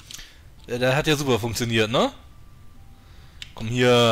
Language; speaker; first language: German; native; German